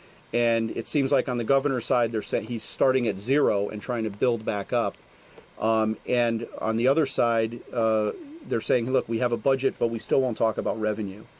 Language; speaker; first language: English; native; English